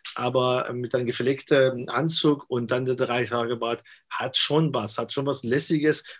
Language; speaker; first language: German; non-native, fluent; Persian